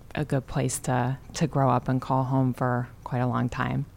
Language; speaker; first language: English; native; English